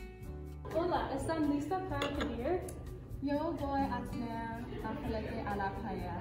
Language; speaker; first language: Spanish; non-native, learner; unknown